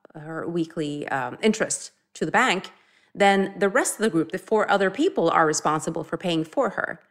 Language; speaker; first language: English; non-native, fluent; Norwegian